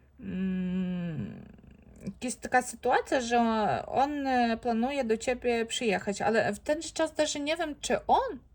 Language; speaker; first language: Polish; non-native, fluent; Ukrainian